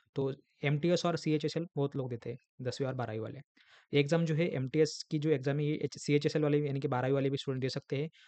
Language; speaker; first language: Hindi; non-native, local second language; Marathi